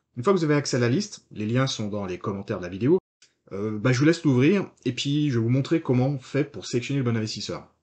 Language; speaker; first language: French; native; French